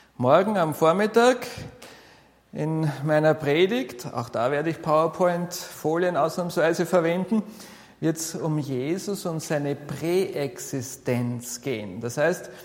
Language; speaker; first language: German; native; German